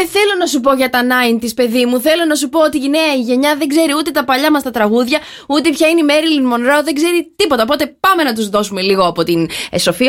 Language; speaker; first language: Greek; native; Greek